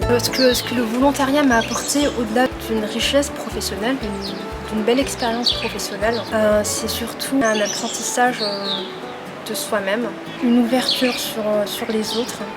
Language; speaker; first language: French; non-native, local second language; Arabic